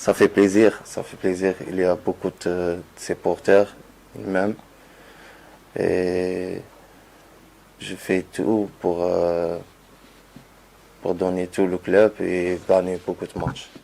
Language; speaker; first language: French; non-native, learner; Arabic